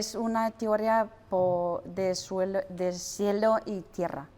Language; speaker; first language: Spanish; non-native, learner; Russian